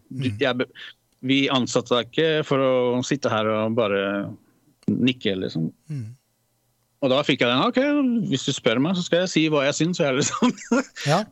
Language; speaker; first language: Norwegian; early bilingual, other home language; Polish